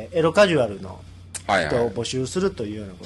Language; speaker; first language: Japanese; native; Japanese